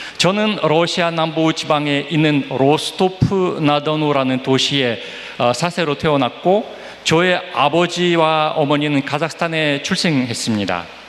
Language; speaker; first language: Korean; non-native, fluent; Russian